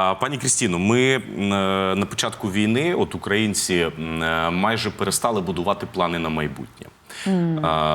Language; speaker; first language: Ukrainian; native; Ukrainian